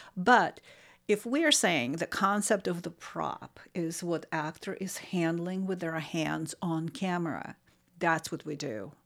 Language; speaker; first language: English; non-native, fluent; Russian